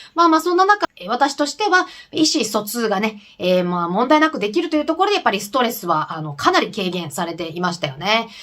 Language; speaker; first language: Japanese; native; Japanese